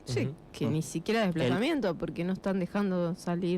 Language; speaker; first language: Spanish; native; Spanish